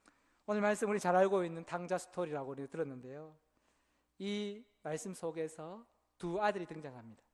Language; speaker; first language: Korean; native; Korean